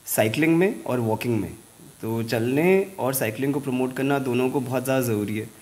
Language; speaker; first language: Hindi; native; Hindi